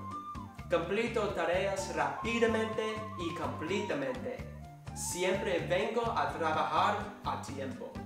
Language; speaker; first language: Spanish; non-native, learner; English